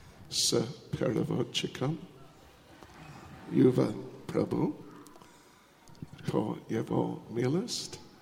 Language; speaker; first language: Russian; non-native, learner; English